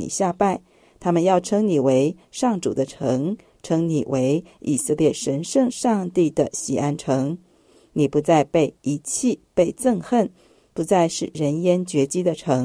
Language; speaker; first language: Chinese; native; Chinese